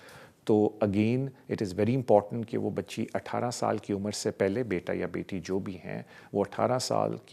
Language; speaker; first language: Urdu; native; Urdu